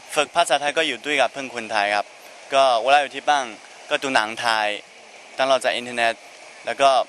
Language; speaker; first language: Thai; non-native, fluent; Chinese